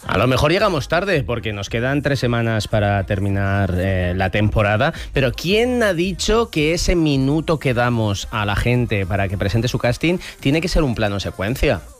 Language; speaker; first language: Spanish; native; Spanish